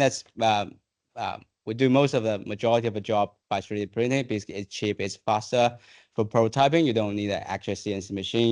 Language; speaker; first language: English; non-native, fluent; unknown